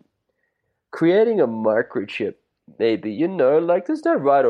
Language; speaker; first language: English; native; English